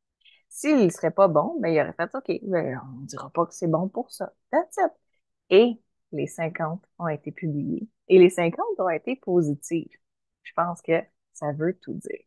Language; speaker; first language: French; native; French